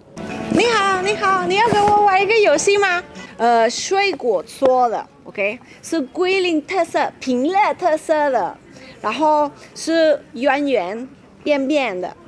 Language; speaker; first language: Chinese; non-native, learner; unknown